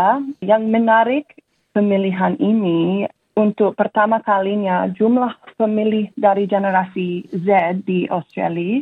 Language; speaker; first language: Indonesian; non-native, fluent; English